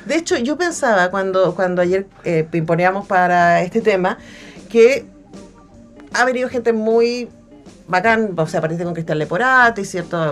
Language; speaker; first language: Spanish; native; Spanish